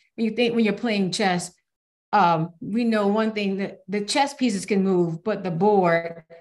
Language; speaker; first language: English; native; English